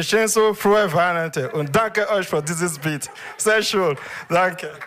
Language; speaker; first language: German; non-native, learner; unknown